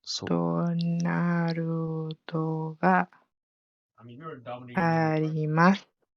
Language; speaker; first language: Japanese; non-native, fluent; Malay